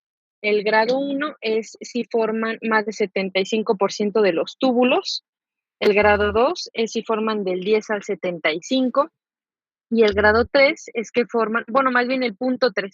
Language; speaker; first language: Spanish; native; Spanish